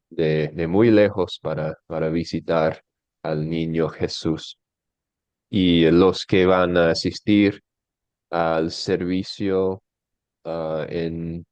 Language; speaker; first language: Spanish; non-native, fluent; English